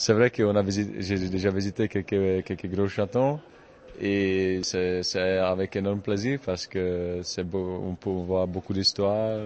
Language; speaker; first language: French; non-native, fluent; Czech